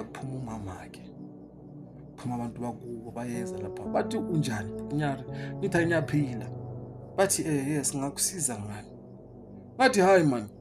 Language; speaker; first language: Zulu; native; Zulu